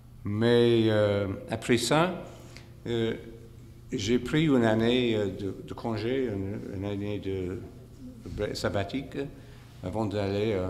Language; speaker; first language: French; non-native, fluent; English